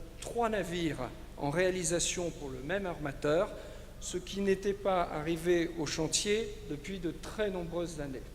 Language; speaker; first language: French; native; French